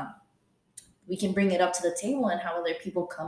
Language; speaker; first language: English; non-native, fluent; Spanish